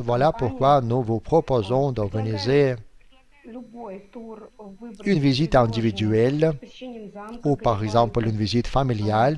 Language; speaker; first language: French; non-native, fluent; Russian